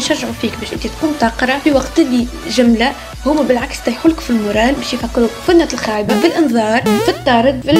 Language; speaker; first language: Arabic; native; Arabic